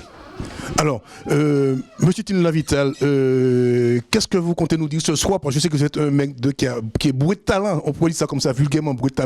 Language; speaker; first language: French; native; French